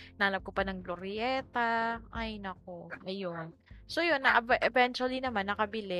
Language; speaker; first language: Filipino; native; Filipino